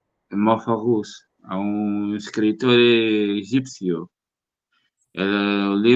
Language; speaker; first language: Spanish; non-native, learner; Portuguese